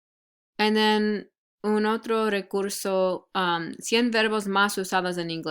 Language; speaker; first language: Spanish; non-native, fluent; English